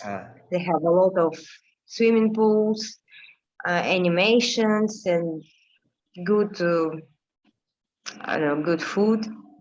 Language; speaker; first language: English; non-native, learner; Russian